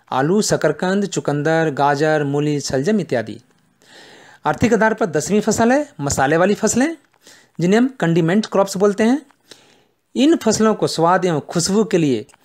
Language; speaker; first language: Hindi; native; Hindi